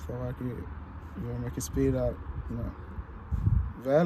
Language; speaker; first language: Icelandic; non-native, learner; English